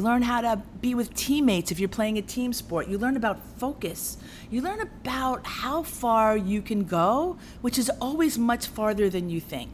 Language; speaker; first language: English; native; English